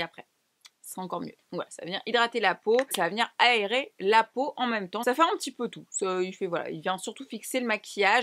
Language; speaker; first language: French; native; French